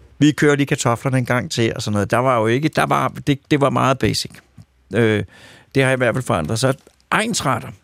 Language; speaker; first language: Danish; native; Danish